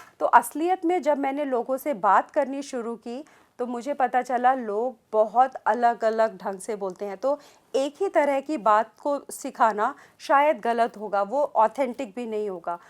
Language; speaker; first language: Hindi; native; Hindi